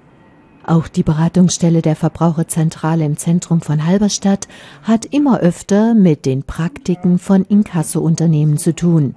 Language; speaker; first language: German; native; German